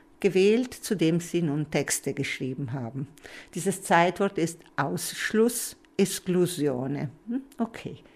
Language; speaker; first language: German; non-native, local second language; Italian